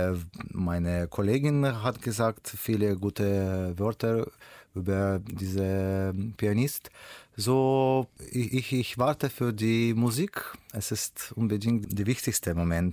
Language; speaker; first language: German; non-native, learner; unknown